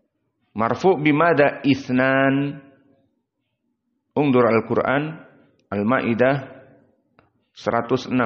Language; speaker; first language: Arabic; non-native, fluent; Indonesian